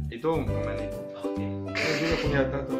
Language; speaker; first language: Indonesian; non-native, learner; Dutch